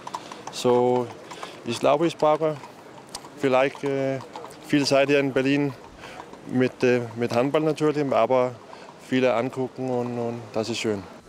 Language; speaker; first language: German; non-native, learner; Danish